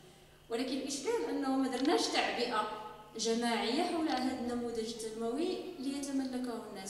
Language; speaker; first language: Arabic; native; Arabic